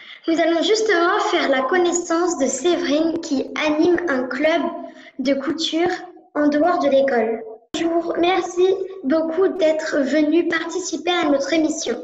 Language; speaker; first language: French; early bilingual, heritage; French